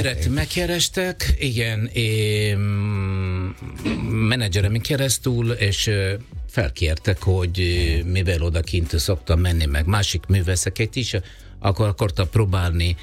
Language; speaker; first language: Hungarian; non-native, learner; Italian